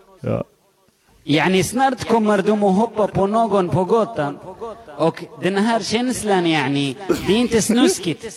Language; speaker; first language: Swedish; non-native, fluent; Arabic